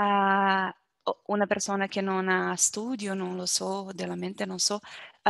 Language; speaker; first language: Italian; non-native, learner; Portuguese